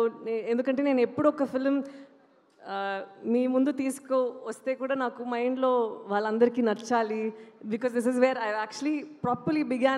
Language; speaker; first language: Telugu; non-native, local second language; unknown